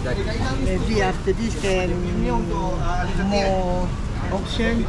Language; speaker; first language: English; non-native, learner; Malay